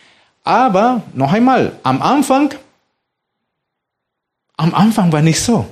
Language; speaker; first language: German; non-native, fluent; Spanish